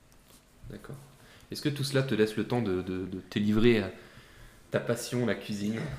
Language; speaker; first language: French; native; French